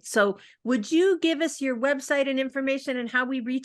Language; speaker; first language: English; native; English